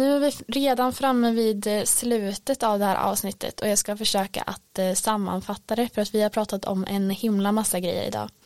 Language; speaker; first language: Swedish; native; Swedish